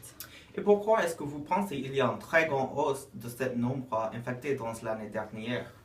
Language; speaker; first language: French; non-native, learner; English